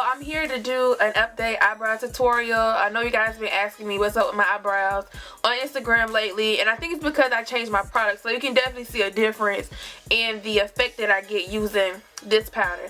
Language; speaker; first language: English; native; English